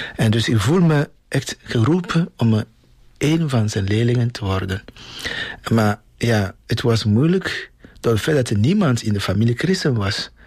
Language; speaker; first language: Dutch; non-native, fluent; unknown